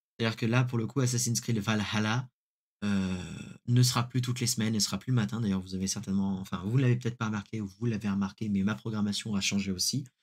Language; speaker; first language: French; native; French